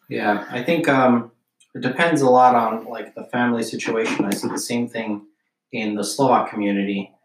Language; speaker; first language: English; early bilingual, other home language; Slovak